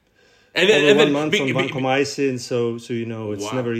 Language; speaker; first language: English; non-native, fluent; Russian